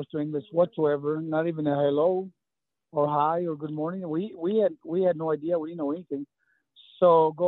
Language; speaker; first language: English; early bilingual, other home language; Spanish